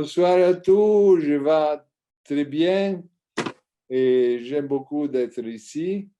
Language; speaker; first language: French; non-native, learner; Italian